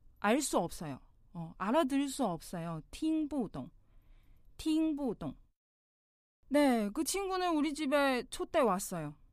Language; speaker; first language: Korean; non-native, fluent; Chinese